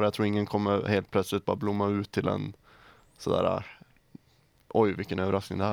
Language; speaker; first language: Swedish; native; Swedish